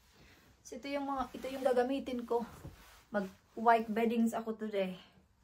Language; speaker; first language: Filipino; native; Filipino